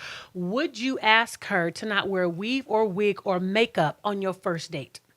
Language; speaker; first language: English; native; English